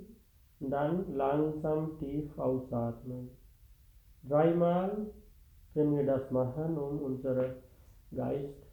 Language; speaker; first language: German; non-native, fluent; Sinhala